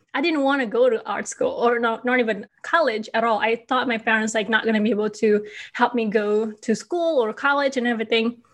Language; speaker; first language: English; non-native, fluent; Indonesian